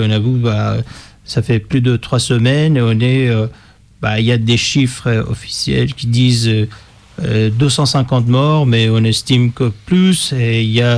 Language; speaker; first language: French; non-native, fluent; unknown